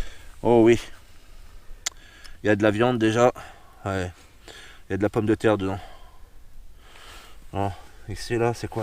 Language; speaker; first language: French; native; French